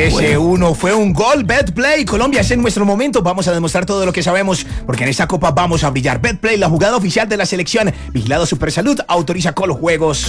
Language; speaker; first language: Spanish; native; Spanish